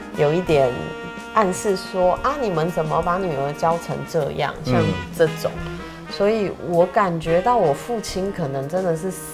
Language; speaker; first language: Chinese; native; Chinese